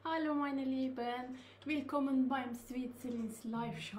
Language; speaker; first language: German; non-native, learner; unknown